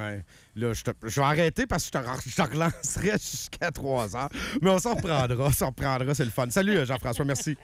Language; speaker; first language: French; native; French